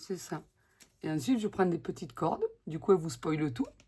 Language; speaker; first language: French; native; French